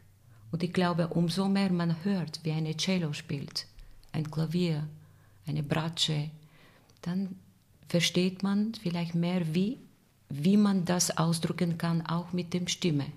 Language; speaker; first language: German; non-native, fluent; Bulgarian